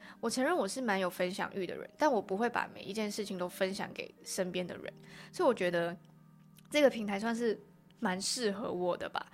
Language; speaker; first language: Chinese; native; Chinese